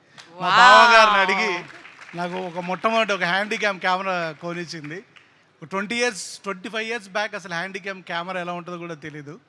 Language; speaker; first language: Telugu; native; Telugu